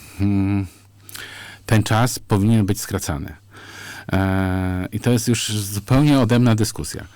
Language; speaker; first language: Polish; native; Polish